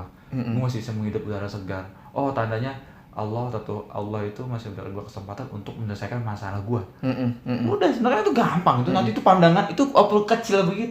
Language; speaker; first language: Indonesian; native; Indonesian